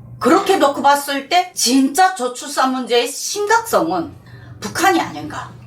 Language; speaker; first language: Korean; native; Korean